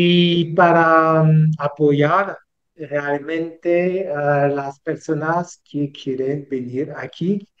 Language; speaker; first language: Spanish; non-native, learner; French